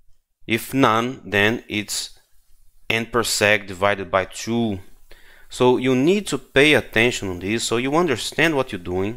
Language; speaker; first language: English; non-native, fluent; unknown